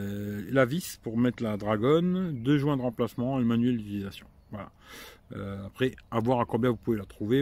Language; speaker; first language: French; native; French